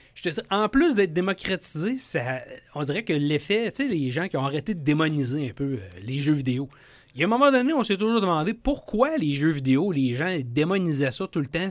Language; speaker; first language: French; native; French